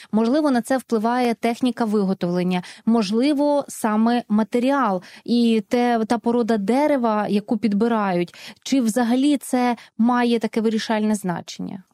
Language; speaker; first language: Ukrainian; native; Ukrainian